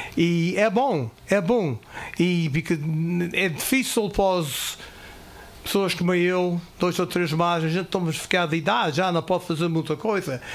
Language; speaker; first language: Portuguese; early bilingual, heritage; Portuguese